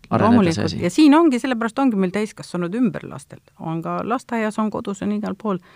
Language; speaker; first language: Estonian; native; Estonian